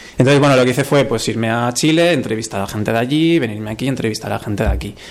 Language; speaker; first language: Spanish; native; Spanish